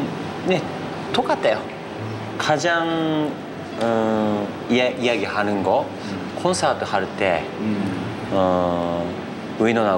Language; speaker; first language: Korean; non-native, learner; Japanese